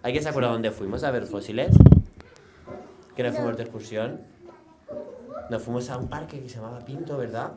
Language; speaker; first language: Spanish; native; Spanish